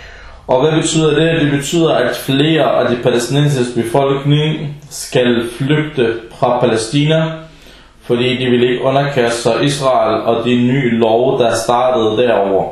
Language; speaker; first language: Danish; early bilingual, other home language; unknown